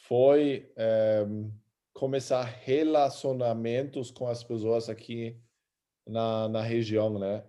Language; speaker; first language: Portuguese; early bilingual, other home language; German